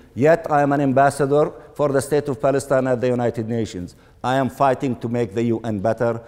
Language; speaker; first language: English; non-native, fluent; Arabic